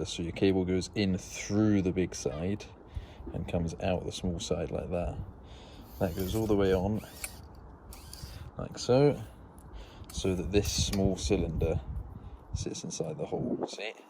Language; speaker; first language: English; native; English